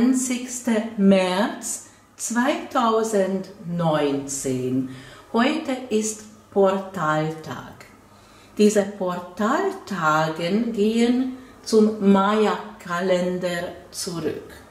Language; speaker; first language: German; non-native, fluent; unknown